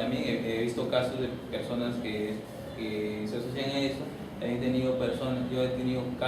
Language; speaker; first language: Spanish; native; Spanish